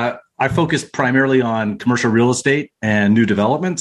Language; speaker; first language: English; native; English